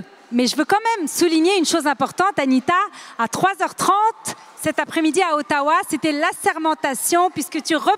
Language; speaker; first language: French; native; French